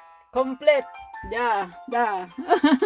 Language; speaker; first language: German; non-native, learner; Filipino